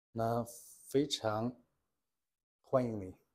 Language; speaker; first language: Chinese; native; Chinese